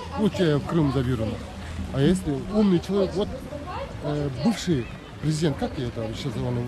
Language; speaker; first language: Russian; non-native, local second language; Kazakh